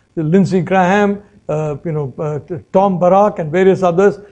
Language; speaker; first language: English; non-native, local second language; Malayalam